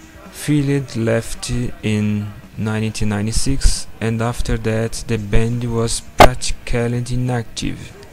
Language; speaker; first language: English; non-native, learner; Portuguese